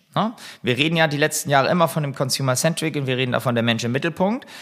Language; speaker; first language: German; native; German